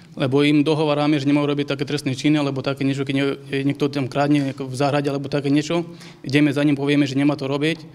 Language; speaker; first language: Slovak; non-native, local second language; Romany